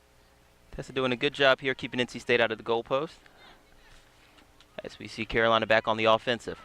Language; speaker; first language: English; native; English